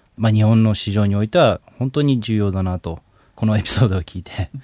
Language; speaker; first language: Japanese; native; Japanese